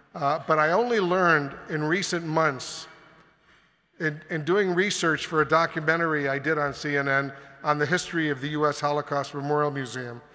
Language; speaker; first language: English; native; English